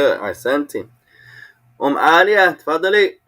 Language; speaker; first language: Arabic; non-native, fluent; English